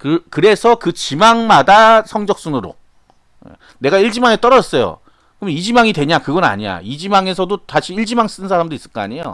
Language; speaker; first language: Korean; native; Korean